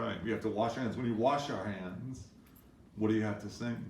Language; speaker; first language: English; native; English